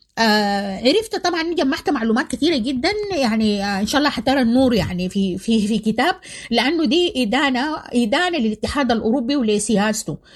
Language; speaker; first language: Arabic; native; Arabic